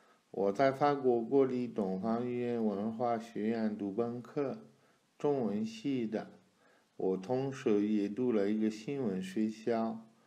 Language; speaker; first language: Chinese; non-native, fluent; French